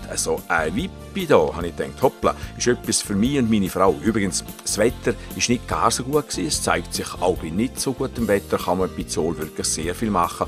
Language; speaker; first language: German; native; German